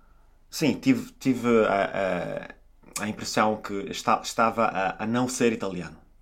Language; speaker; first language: Portuguese; non-native, fluent; Italian